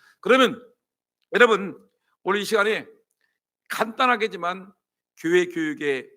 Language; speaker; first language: Korean; native; Korean